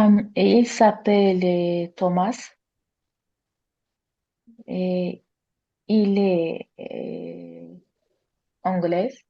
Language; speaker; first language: French; non-native, learner; Azerbaijani